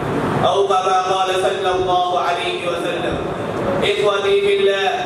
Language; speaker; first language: Arabic; non-native, fluent; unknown